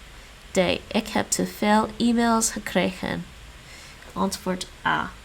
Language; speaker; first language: Dutch; non-native, learner; English